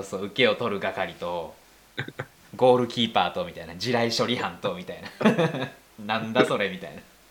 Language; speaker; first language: Japanese; native; Japanese